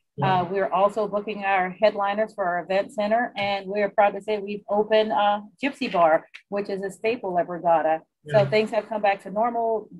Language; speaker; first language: English; native; English